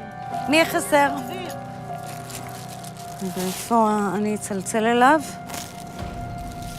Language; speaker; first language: Hebrew; native; Hebrew